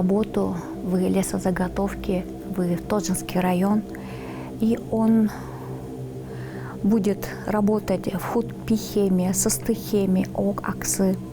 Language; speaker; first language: Russian; non-native, local second language; Tuvinian